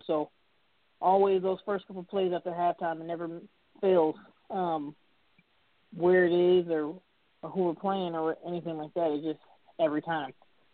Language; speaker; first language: English; native; English